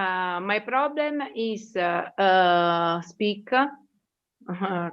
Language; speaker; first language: English; non-native, learner; Italian